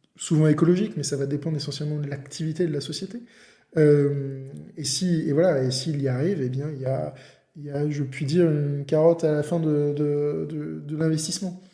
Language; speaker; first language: French; native; French